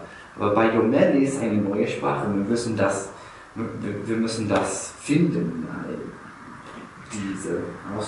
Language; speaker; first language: German; non-native, fluent; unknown